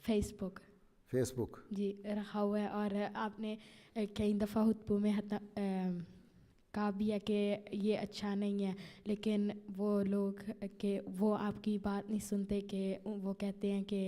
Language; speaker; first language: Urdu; early bilingual, heritage; Urdu